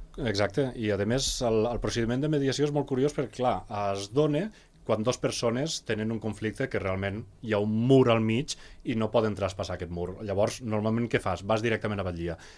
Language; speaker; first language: Catalan; native; Catalan